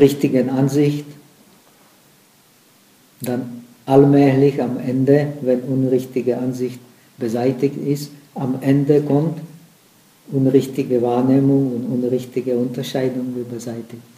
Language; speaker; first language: German; non-native, fluent; Czech